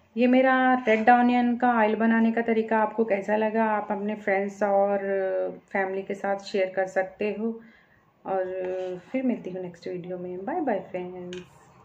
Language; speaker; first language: Hindi; non-native, local second language; Punjabi